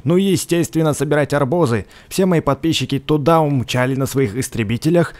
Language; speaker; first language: Russian; native; Russian